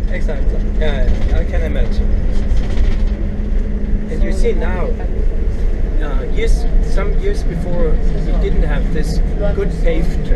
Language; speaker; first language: English; non-native, fluent; German